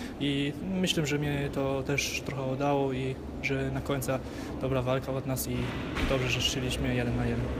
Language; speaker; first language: Polish; early bilingual, heritage; German